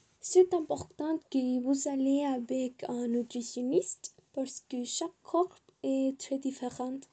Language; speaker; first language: French; non-native, learner; Spanish